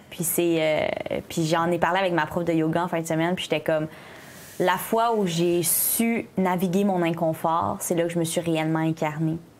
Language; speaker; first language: French; native; French